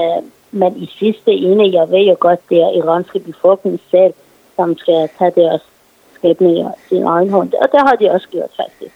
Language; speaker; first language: Danish; non-native, fluent; Persian